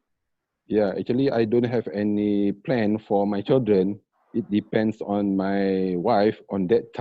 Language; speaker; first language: English; non-native, learner; Malay